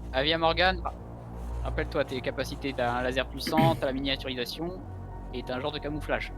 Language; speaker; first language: French; native; French